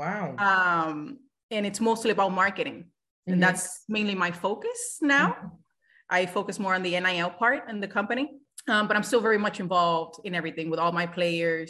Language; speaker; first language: English; non-native, fluent; Spanish